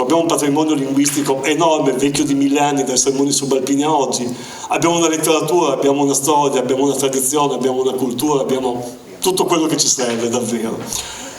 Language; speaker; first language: Italian; native; Italian